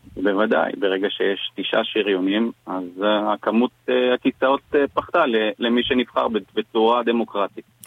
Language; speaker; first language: Hebrew; native; Hebrew